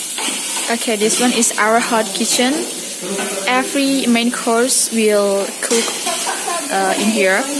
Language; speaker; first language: English; non-native, learner; Indonesian